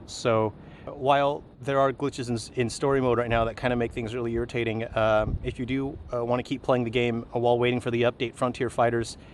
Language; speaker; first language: English; native; English